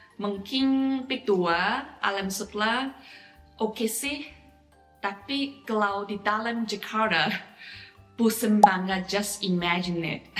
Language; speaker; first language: Indonesian; non-native, fluent; Chinese